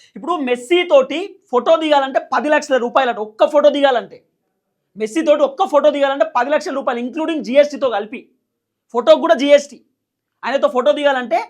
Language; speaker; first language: Telugu; native; Telugu